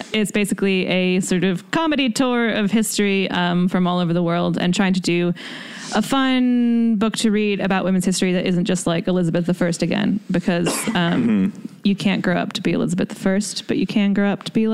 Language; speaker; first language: English; native; English